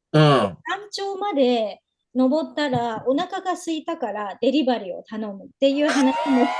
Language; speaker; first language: Japanese; native; Japanese